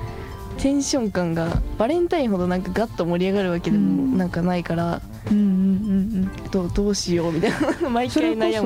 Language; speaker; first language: Japanese; native; Japanese